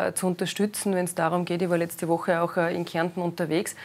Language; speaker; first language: German; native; German